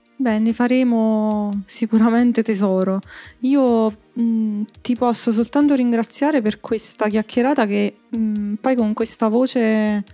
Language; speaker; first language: Italian; non-native, fluent; Croatian